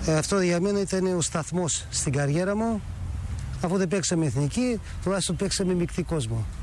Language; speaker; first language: Greek; early bilingual, heritage; Greek